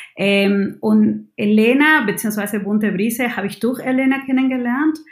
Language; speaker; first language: German; non-native, fluent; Spanish